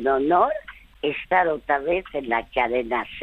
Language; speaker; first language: Spanish; non-native, fluent; French